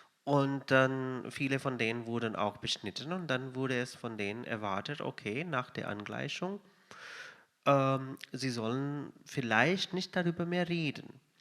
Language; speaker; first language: German; non-native, fluent; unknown